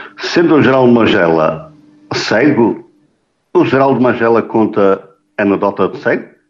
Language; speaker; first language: Portuguese; native; Portuguese